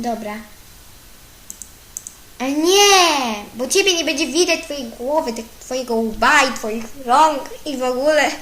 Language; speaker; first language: Polish; native; Polish